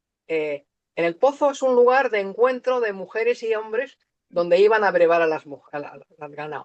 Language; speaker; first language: Spanish; native; Spanish